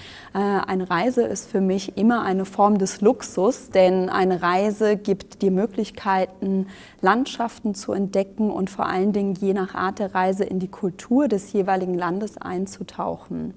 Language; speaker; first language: German; native; German